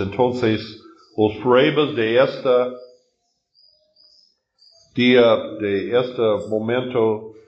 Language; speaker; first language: Spanish; non-native, learner; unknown